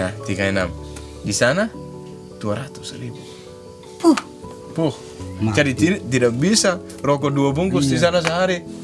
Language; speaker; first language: Indonesian; non-native, learner; Danish